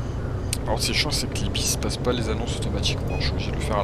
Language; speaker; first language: French; native; French